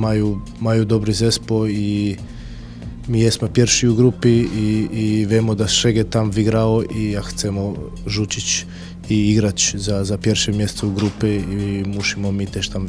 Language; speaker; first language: Polish; non-native, learner; Croatian